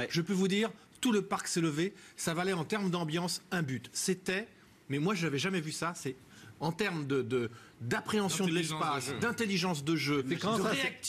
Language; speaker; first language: French; native; French